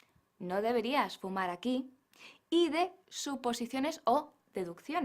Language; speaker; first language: Spanish; non-native, fluent; English